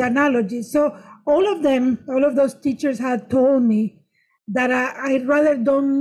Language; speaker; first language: English; non-native, fluent; Spanish